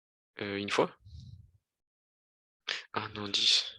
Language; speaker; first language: French; native; French